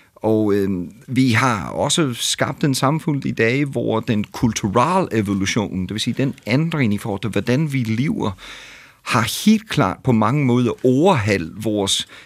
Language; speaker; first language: Danish; non-native, fluent; English